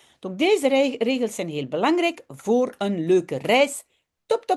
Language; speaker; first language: Dutch; non-native, fluent; French